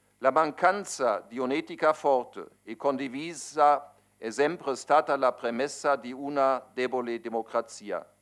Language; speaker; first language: Italian; non-native, fluent; German